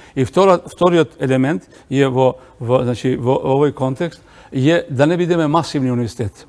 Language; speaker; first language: Macedonian; non-native, local second language; Albanian